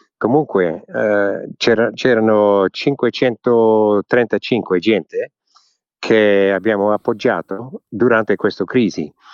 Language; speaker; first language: Italian; early bilingual, heritage; English